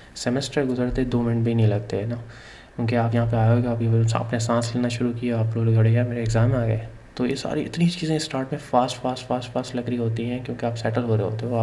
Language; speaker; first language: Urdu; native; Urdu